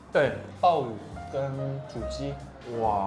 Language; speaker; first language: Chinese; non-native, fluent; Korean